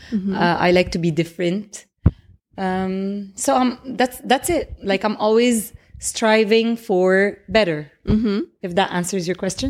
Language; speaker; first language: English; non-native, fluent; Arabic